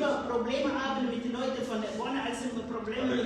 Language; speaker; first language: German; non-native, fluent; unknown